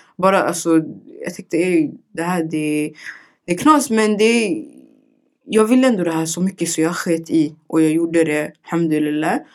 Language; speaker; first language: Swedish; early bilingual, other home language; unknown